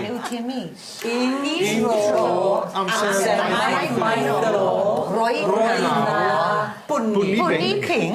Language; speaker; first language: Welsh; non-native, learner; English